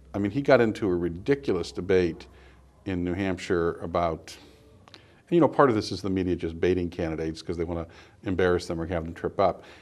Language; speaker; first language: English; native; English